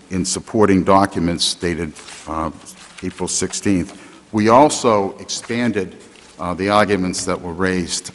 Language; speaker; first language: English; native; English